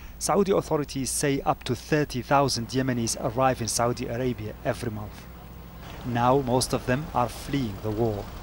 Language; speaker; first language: English; non-native, fluent; Arabic